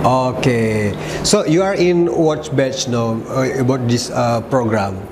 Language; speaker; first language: English; non-native, learner; Indonesian